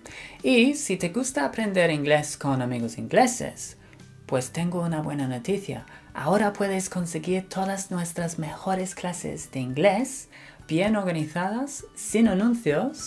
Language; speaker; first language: Spanish; non-native, fluent; English